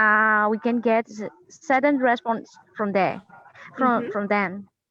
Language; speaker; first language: English; non-native, learner; Burmese